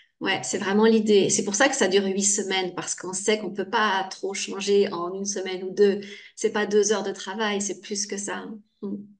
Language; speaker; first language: French; native; French